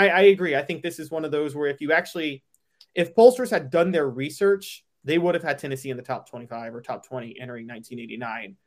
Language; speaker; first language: English; native; English